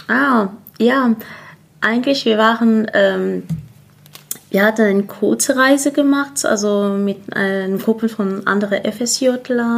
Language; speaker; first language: German; non-native, fluent; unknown